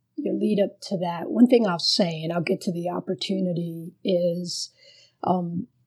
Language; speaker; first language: English; early bilingual, other home language; Spanish